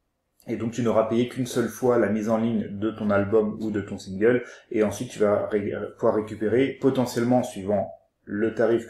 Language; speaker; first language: French; native; French